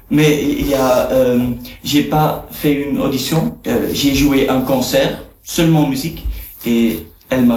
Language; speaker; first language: French; non-native, fluent; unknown